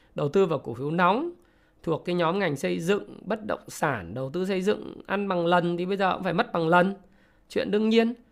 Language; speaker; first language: Vietnamese; native; Vietnamese